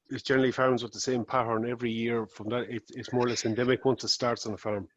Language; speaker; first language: English; native; English